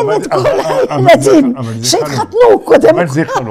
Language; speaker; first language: Hebrew; non-native, fluent; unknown